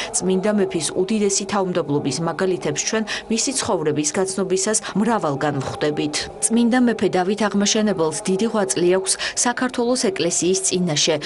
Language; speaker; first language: Georgian; native; Georgian